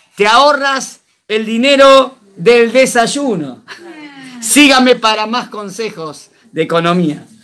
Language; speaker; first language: Spanish; native; Spanish